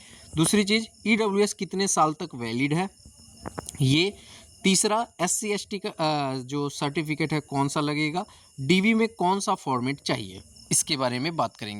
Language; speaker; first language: Hindi; native; Hindi